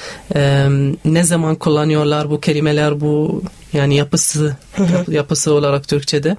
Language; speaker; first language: Turkish; non-native, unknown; Arabic